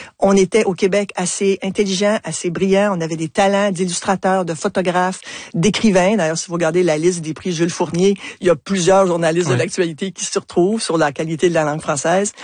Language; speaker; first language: French; native; French